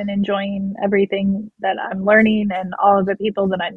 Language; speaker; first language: English; native; English